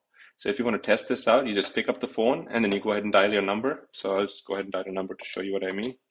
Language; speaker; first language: English; native; English